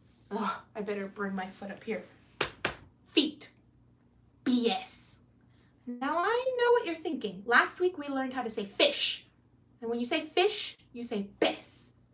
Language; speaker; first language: English; early bilingual, other home language; Spanish